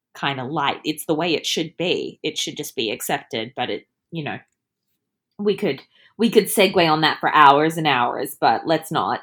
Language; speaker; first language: English; early bilingual, other home language; Italian